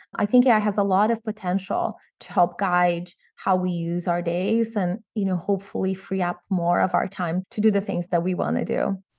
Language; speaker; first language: English; non-native, fluent; Portuguese